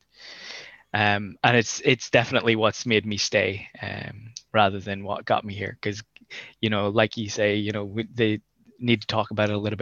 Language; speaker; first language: English; native; English